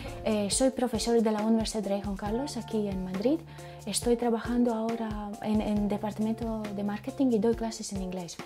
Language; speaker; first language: Spanish; non-native, fluent; Latvian